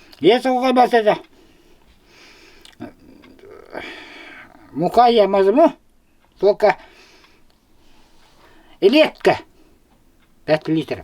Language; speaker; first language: Russian; non-native, local second language; Yakut